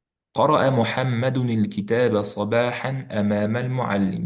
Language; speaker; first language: Arabic; non-native, fluent; Uzbek